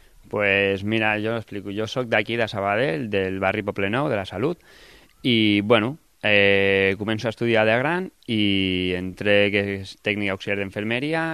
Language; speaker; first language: Catalan; non-native, local second language; Spanish